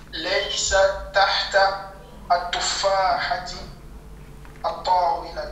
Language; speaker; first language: Arabic; non-native, learner; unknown